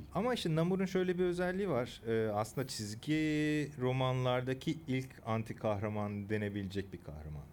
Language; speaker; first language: Turkish; early bilingual, other home language; Korean